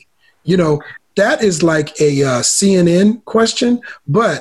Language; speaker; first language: English; native; English